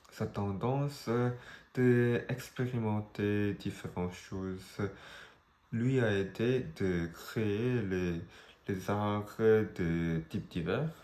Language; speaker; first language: French; non-native, learner; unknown